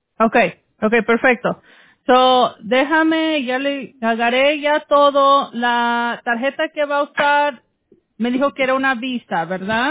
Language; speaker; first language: Spanish; early bilingual, heritage; Spanish